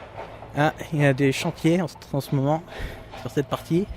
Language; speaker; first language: French; native; French